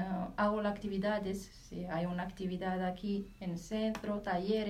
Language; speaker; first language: Spanish; non-native, learner; Arabic